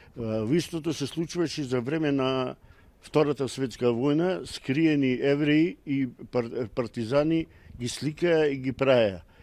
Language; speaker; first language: Macedonian; native; Macedonian